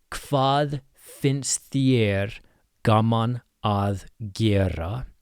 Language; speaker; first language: Icelandic; non-native, fluent; English